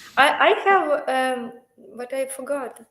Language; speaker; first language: English; non-native, learner; Ukrainian